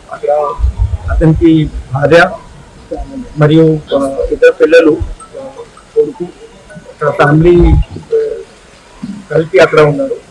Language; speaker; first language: Telugu; non-native, fluent; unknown